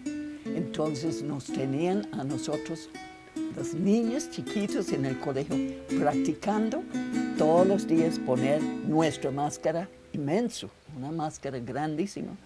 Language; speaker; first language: Spanish; non-native, fluent; English